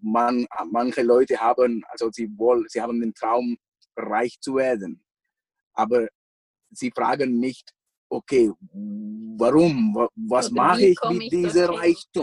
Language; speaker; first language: German; non-native, fluent; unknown